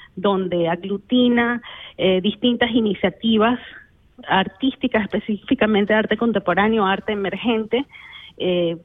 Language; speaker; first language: Spanish; native; Spanish